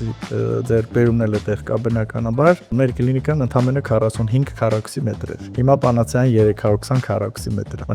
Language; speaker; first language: Armenian; native; Armenian